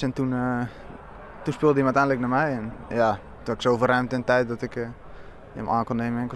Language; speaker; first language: Dutch; native; Dutch